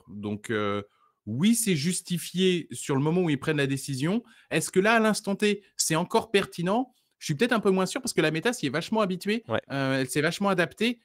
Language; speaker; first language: French; native; French